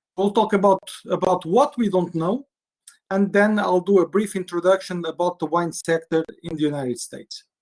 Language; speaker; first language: English; non-native, fluent; Portuguese